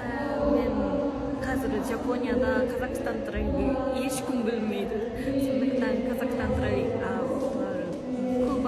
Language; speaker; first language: Kazakh; non-native, learner; Japanese